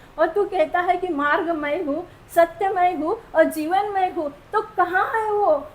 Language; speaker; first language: Hindi; non-native, local second language; Marathi